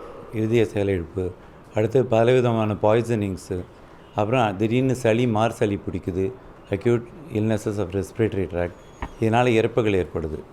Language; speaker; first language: Tamil; native; Tamil